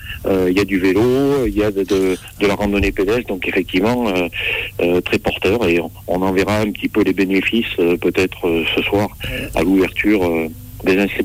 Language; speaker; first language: French; native; French